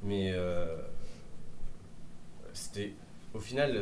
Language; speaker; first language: French; native; French